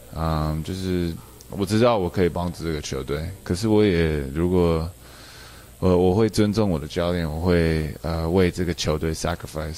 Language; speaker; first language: Chinese; early bilingual, heritage; English